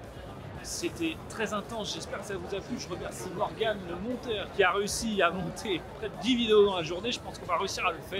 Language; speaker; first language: French; native; French